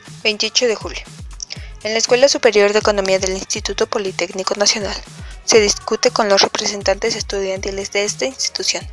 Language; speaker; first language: Spanish; native; Spanish